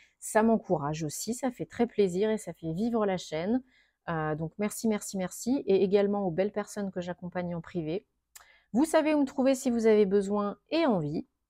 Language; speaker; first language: French; native; French